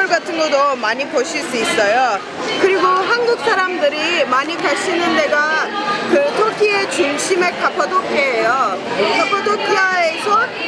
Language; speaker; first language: Korean; non-native, fluent; Turkish